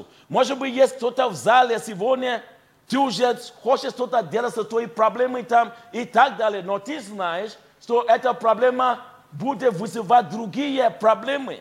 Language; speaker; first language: Russian; non-native, fluent; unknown